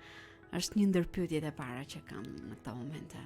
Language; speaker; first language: Albanian; native; Albanian